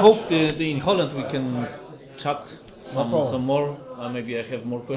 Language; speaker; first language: English; non-native, fluent; Polish